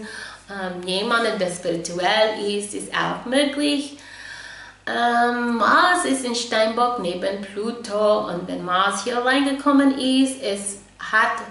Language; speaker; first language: German; non-native, fluent; English